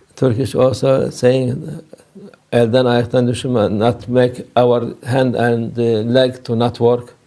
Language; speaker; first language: English; non-native, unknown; Turkish